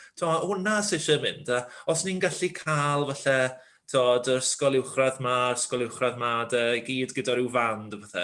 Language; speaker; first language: Welsh; native; Welsh